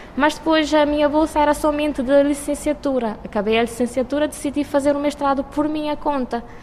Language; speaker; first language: Portuguese; non-native, local second language; Kabuverdianu